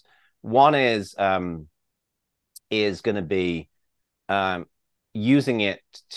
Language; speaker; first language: English; native; English